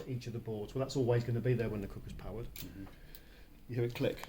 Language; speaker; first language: English; native; English